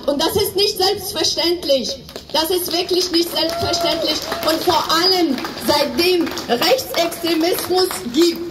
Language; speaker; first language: German; non-native, fluent; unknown